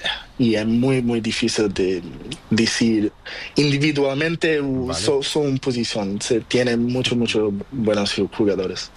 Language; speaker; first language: Spanish; non-native, learner; Portuguese